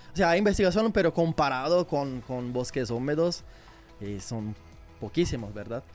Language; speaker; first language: Spanish; non-native, learner; Portuguese